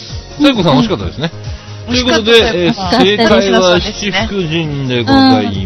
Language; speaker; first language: Japanese; native; Japanese